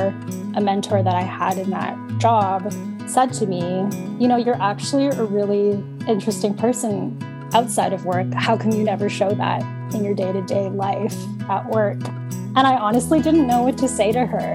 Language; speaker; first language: English; native; English